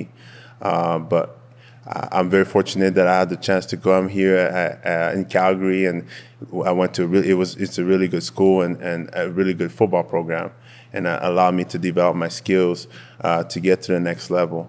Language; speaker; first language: English; non-native, fluent; French